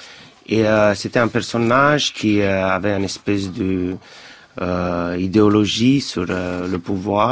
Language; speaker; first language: French; non-native, fluent; Romanian